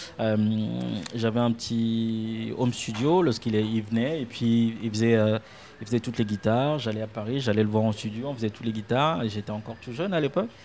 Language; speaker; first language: French; non-native, local second language; Ewe